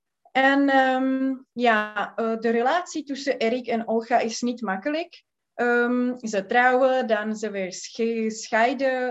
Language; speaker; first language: Dutch; non-native, learner; Czech